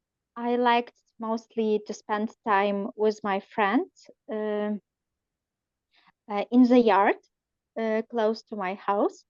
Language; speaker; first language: English; non-native, learner; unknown